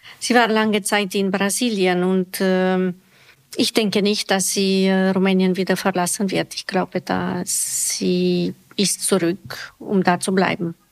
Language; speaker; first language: German; non-native, fluent; Romanian